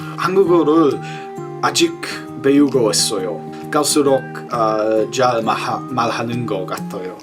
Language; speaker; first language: Korean; non-native, learner; English